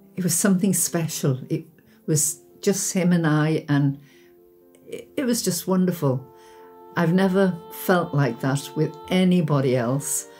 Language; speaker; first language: English; native; English